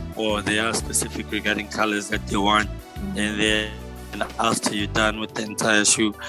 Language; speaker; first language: English; non-native, local second language; Tswana